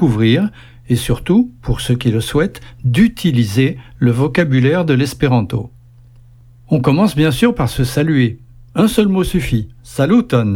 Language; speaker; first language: French; native; French